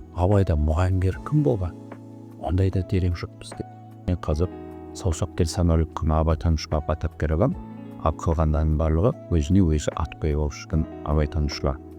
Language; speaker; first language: Kazakh; native; Kazakh